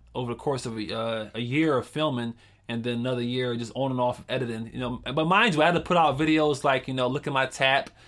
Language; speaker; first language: English; native; English